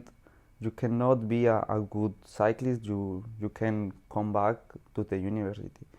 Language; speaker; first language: English; non-native, learner; Spanish